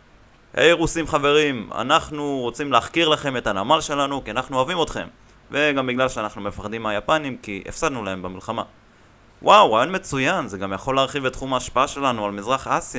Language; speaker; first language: Hebrew; native; Hebrew